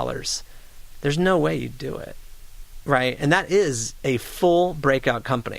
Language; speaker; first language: English; native; English